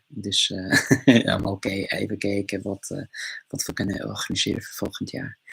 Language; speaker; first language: Dutch; non-native, fluent; English